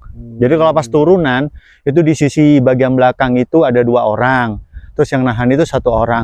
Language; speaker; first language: Indonesian; native; Indonesian